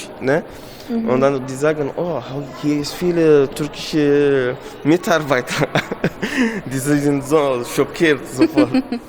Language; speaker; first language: German; non-native, learner; Turkish